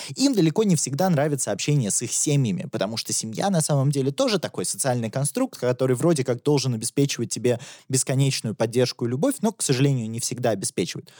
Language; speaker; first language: Russian; native; Russian